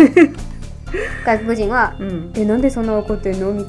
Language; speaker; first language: Japanese; non-native, fluent; Chinese